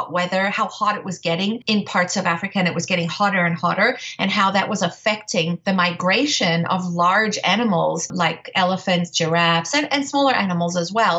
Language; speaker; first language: English; native; English